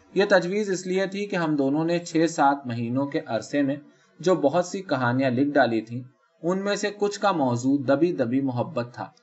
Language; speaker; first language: Urdu; native; Urdu